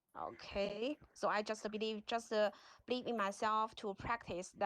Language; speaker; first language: English; non-native, learner; Chinese